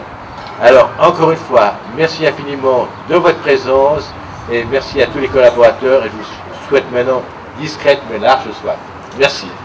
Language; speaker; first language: French; native; French